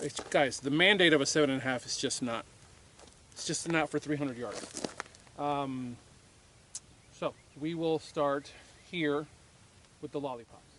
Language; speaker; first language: English; native; English